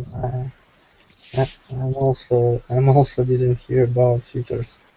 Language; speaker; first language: English; non-native, learner; Russian